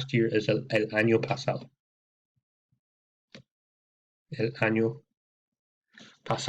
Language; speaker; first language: Spanish; non-native, fluent; English